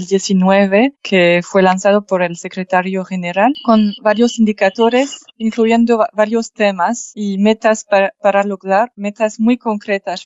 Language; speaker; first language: Spanish; non-native, fluent; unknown